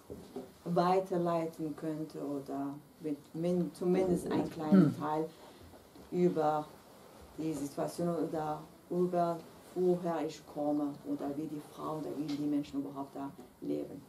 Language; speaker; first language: German; non-native, fluent; Kurdish